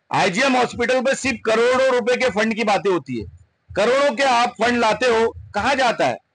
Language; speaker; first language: Hindi; non-native, local second language; Urdu